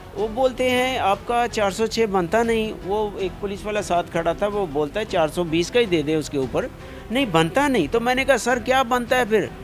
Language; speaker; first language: Urdu; native; Urdu